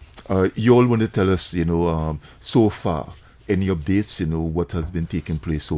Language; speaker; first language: English; native; English